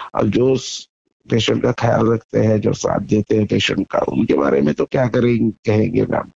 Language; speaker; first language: Hindi; non-native, local second language; Marathi